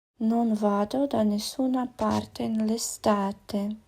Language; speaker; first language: Italian; non-native, learner; Ukrainian